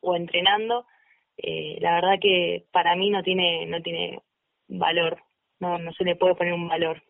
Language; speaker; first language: Spanish; native; Spanish